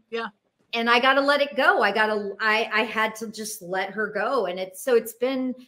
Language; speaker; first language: English; native; English